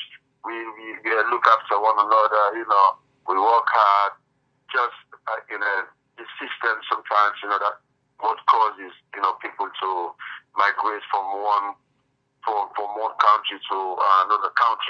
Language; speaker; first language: English; non-native, local second language; Krio